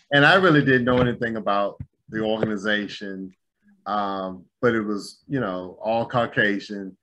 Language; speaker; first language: English; native; English